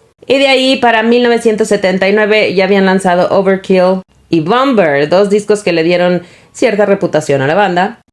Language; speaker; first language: Spanish; native; Spanish